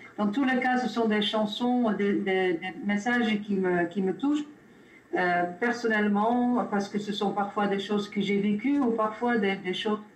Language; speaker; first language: French; non-native, fluent; Dutch